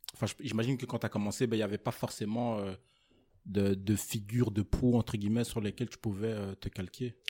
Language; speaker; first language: French; non-native, fluent; Portuguese